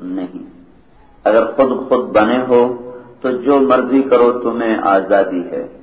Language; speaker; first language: Urdu; non-native, local second language; Punjabi